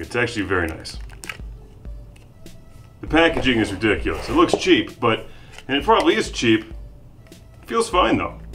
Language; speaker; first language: English; native; English